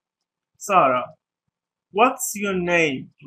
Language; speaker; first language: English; non-native, fluent; Arabic